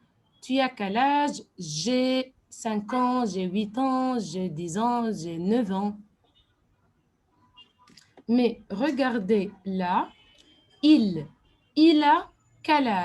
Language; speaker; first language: French; non-native, fluent; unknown